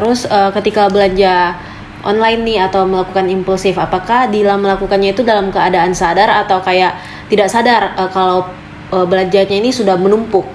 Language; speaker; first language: Indonesian; native; Indonesian